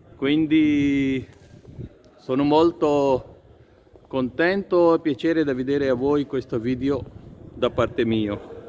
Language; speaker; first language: Italian; non-native, learner; Urdu